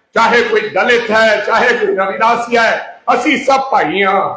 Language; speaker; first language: Hindi; non-native, local second language; Punjabi